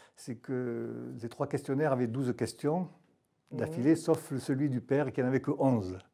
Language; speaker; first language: French; native; French